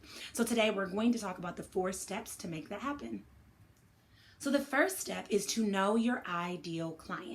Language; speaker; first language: English; native; English